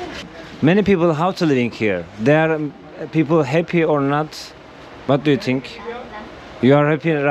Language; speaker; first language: English; non-native, learner; Turkish